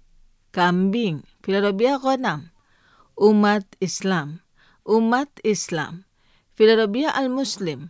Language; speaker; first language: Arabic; non-native, fluent; Indonesian